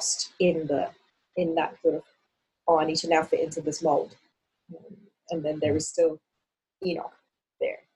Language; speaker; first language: English; non-native, local second language; Cantonese